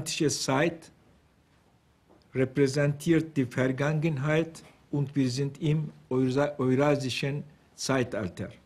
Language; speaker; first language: German; non-native, fluent; Turkish